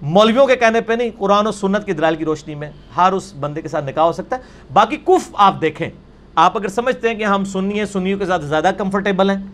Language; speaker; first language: Urdu; non-native, local second language; Punjabi